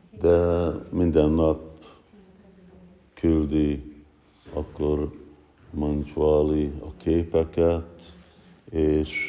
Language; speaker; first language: Hungarian; early bilingual, heritage; Hungarian